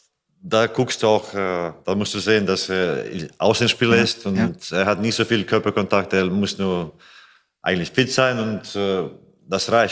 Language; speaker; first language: German; non-native, fluent; Latvian